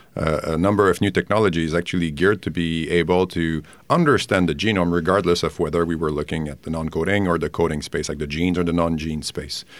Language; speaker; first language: English; non-native, fluent; French